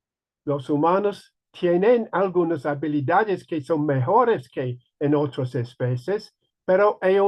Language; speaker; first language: Spanish; non-native, learner; English